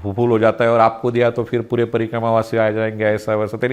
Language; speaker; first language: Hindi; non-native, local second language; Marathi